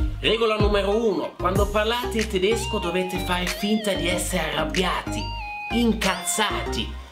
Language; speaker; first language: Italian; non-native, fluent; German